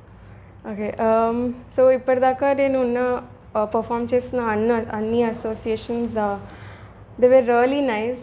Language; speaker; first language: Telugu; early bilingual, heritage; Telugu